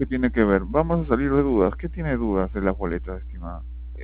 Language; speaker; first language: Spanish; native; Spanish